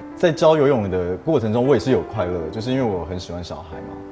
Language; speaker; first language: Chinese; native; Chinese